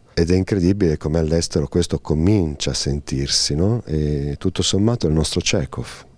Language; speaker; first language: Italian; native; Italian